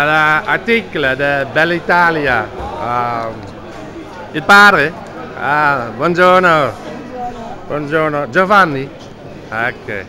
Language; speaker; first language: Italian; non-native, learner; Dutch